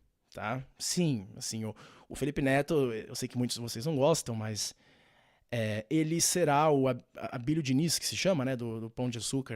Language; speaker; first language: Portuguese; native; Portuguese